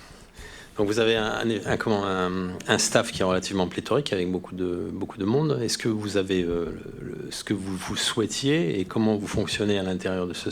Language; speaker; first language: French; native; French